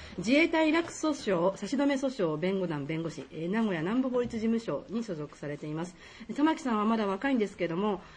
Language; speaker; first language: Japanese; native; Japanese